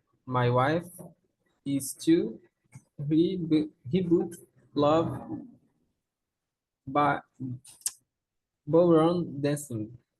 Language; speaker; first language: English; non-native, learner; Portuguese